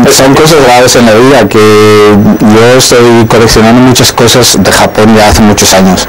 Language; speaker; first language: Spanish; non-native, fluent; Dutch